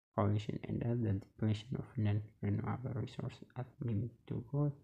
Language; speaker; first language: English; non-native, local second language; Amharic